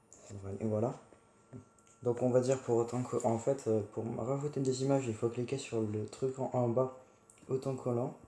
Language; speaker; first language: French; native; French